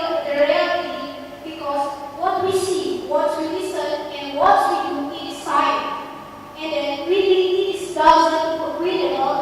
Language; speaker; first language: English; non-native, learner; Indonesian